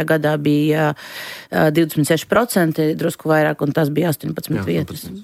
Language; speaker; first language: Latvian; non-native, local second language; Russian